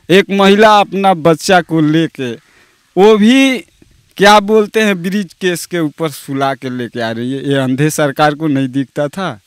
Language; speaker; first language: Hindi; native; Hindi